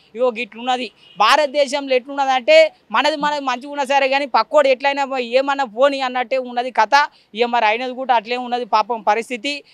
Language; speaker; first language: Telugu; native; Telugu